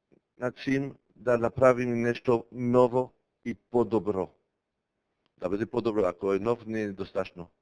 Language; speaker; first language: Bulgarian; non-native, learner; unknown